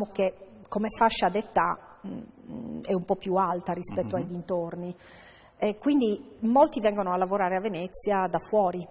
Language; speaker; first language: Italian; native; Italian